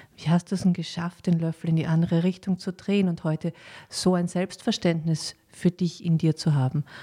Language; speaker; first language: German; native; German